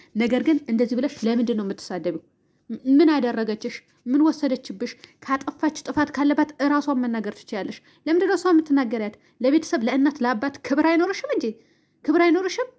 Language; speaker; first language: Amharic; native; Amharic